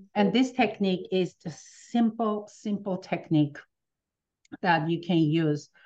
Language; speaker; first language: English; early bilingual, other home language; Armenian